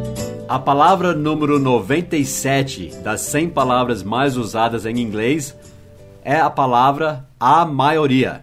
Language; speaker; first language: Portuguese; non-native, fluent; English